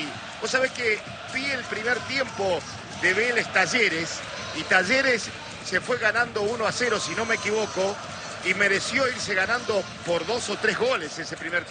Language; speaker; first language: Spanish; native; Spanish